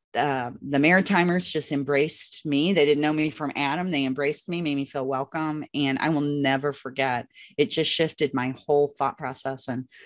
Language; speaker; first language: English; native; English